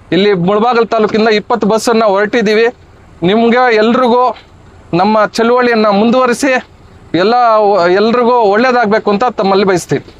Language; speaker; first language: Kannada; native; Kannada